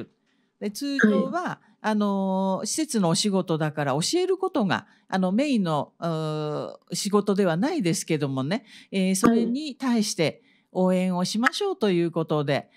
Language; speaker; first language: Japanese; native; Japanese